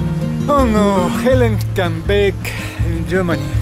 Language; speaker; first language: English; non-native, learner; Russian